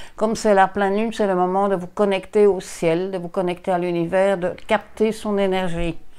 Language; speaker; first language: French; native; French